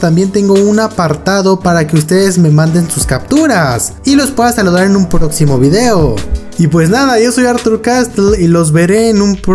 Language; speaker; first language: Spanish; native; Spanish